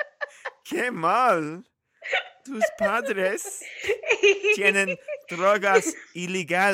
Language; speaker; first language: Spanish; non-native, learner; English